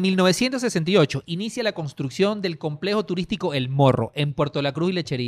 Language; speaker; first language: Spanish; native; Spanish